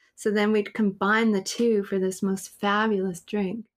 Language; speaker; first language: English; native; English